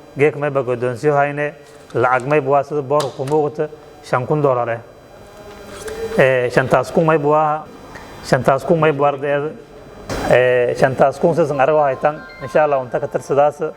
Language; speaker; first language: Somali; non-native, local second language; Maay